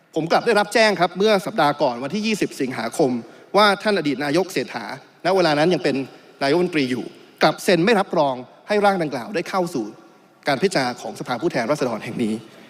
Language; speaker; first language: Thai; native; Thai